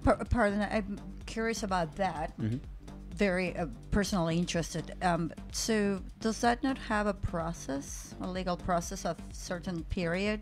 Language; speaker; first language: English; non-native, fluent; Spanish